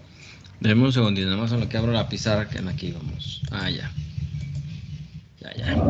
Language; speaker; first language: Spanish; native; Spanish